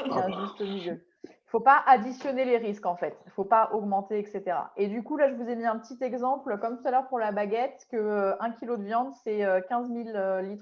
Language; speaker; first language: French; native; French